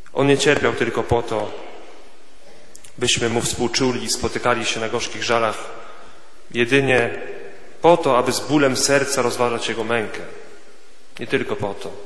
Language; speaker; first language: Polish; native; Polish